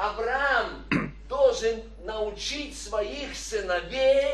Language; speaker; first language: Polish; non-native, learner; Russian